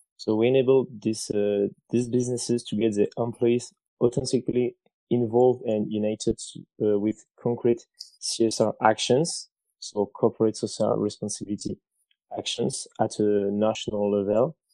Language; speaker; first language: English; non-native, fluent; French